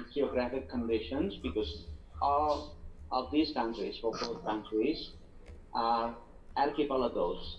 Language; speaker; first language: English; non-native, fluent; Indonesian